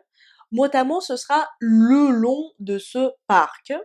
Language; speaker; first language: French; non-native, fluent; Russian